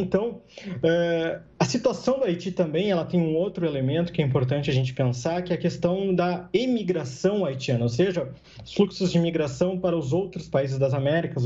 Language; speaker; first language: Portuguese; native; Portuguese